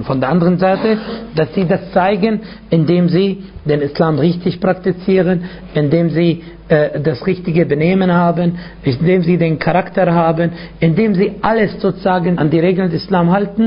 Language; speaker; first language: German; non-native, fluent; Arabic